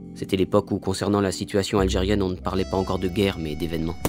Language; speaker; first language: French; native; French